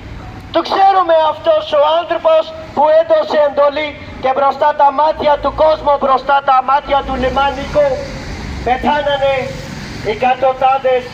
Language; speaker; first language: Greek; non-native, learner; Urdu